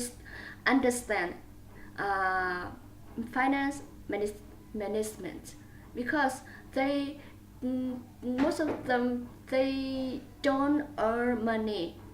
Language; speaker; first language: English; non-native, learner; Vietnamese